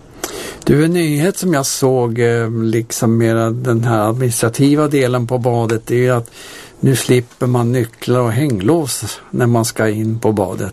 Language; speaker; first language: Swedish; native; Swedish